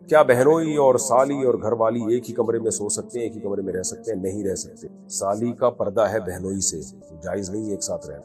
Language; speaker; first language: Urdu; native; Urdu